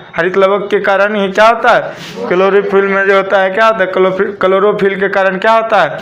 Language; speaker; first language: Hindi; native; Hindi